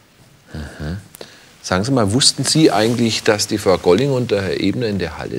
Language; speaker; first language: German; native; German